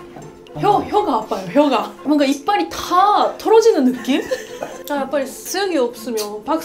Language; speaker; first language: Korean; non-native, fluent; Japanese